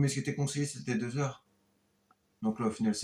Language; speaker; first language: French; native; French